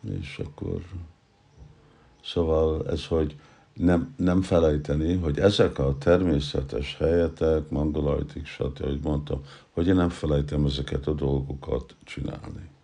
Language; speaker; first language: Hungarian; non-native, learner; English